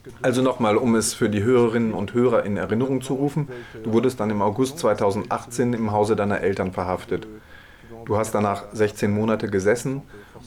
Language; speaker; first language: German; native; German